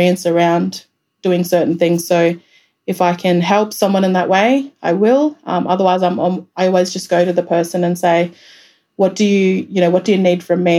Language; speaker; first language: English; native; English